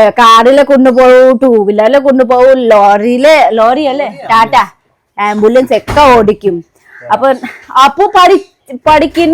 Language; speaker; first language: Malayalam; non-native, learner; Nepali